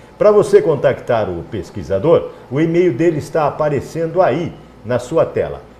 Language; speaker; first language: Portuguese; native; Portuguese